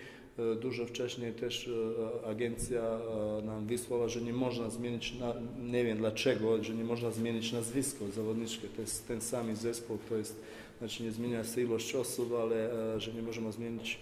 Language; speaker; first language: Polish; non-native, fluent; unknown